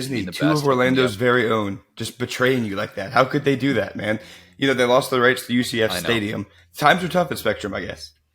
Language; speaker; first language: English; native; English